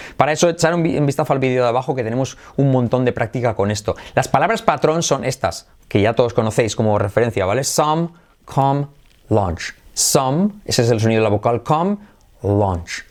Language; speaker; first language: Spanish; native; Spanish